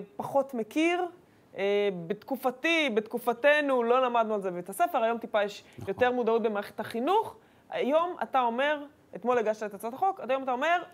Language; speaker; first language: Hebrew; native; Hebrew